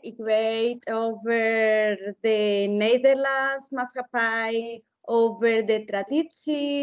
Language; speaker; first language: Dutch; non-native, learner; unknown